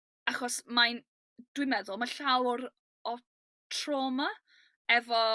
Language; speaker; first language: Welsh; non-native, learner; English